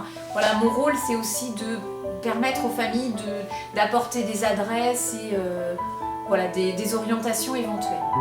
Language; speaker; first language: French; native; French